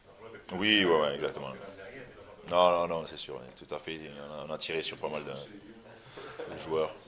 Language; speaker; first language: French; native; French